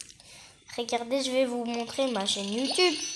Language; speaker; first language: French; native; French